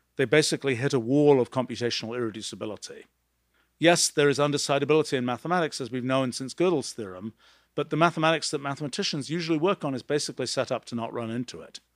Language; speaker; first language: English; native; English